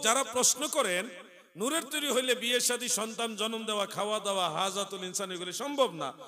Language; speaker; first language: Bangla; native; Bangla